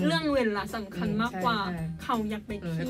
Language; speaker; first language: Thai; non-native, learner; Korean